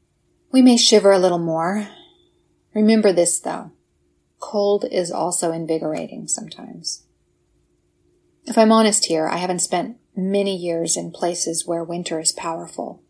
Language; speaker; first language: English; native; English